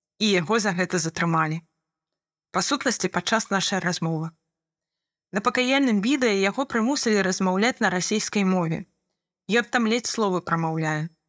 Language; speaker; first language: Belarusian; non-native, fluent; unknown